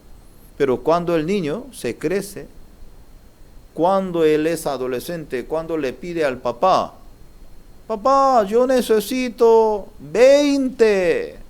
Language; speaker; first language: Spanish; non-native, learner; Korean